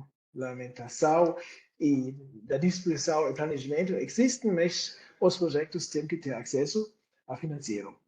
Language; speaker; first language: Portuguese; non-native, fluent; German